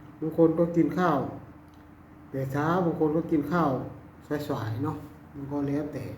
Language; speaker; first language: Thai; non-native, local second language; Lao